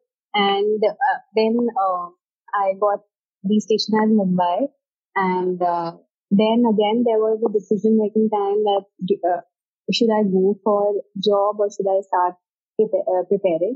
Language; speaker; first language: English; non-native, local second language; Hindi